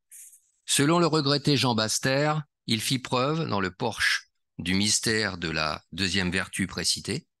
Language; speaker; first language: French; native; French